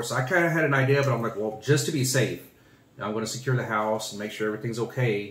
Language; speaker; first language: English; native; English